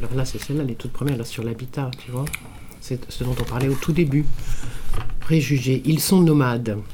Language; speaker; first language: French; native; French